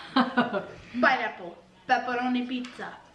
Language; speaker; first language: English; native; English